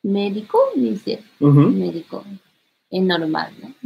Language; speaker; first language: Spanish; non-native, learner; Japanese